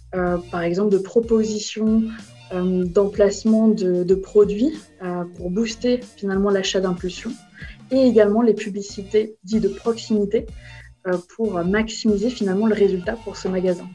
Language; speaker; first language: French; native; French